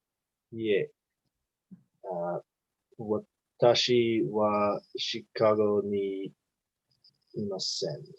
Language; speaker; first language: Japanese; non-native, learner; English